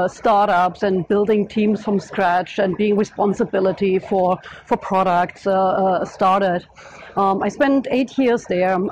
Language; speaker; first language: English; non-native, fluent; German